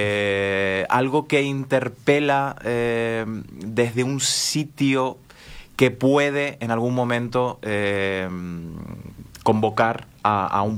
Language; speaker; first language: Spanish; native; Spanish